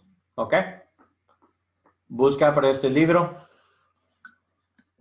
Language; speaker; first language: Spanish; non-native, learner; English